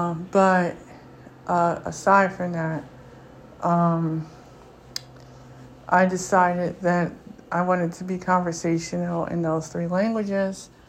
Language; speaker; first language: English; native; English